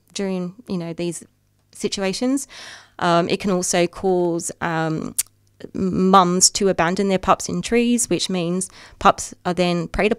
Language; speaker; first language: English; native; English